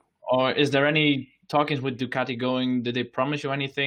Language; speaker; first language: English; non-native, fluent; Dutch